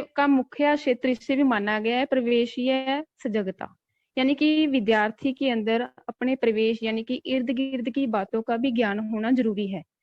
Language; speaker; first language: Hindi; non-native, local second language; Punjabi